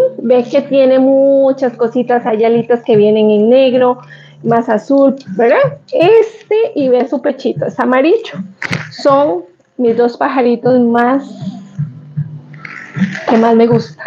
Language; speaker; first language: Spanish; native; Spanish